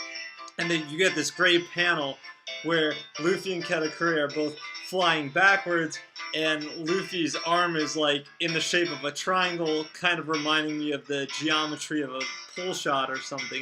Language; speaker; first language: English; native; English